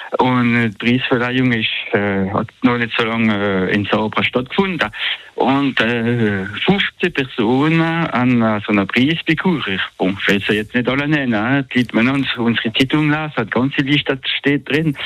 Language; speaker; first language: German; non-native, local second language; French